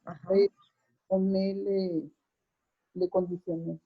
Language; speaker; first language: French; non-native, learner; Spanish